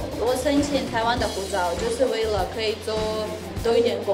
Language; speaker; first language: Chinese; non-native, fluent; Russian